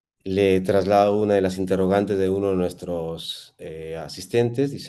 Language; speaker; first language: Spanish; native; Spanish